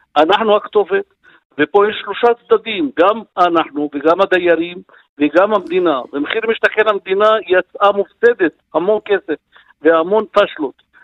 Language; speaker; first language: Hebrew; non-native, local second language; Arabic